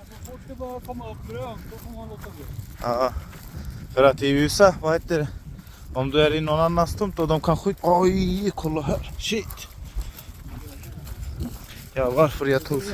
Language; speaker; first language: Swedish; non-native, fluent; Turkish